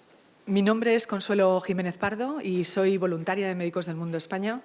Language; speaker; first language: Spanish; native; Spanish